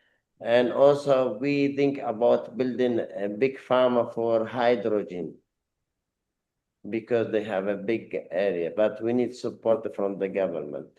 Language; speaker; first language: English; non-native, learner; Arabic